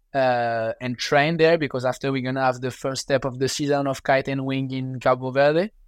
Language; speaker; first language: English; non-native, learner; French